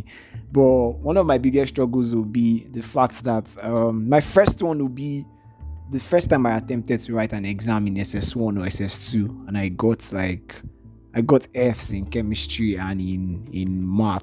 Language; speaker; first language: English; non-native, local second language; Igbo